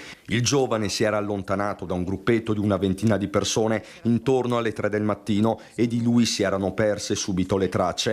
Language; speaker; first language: Italian; native; Italian